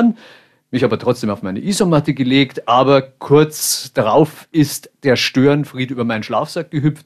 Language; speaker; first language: German; native; German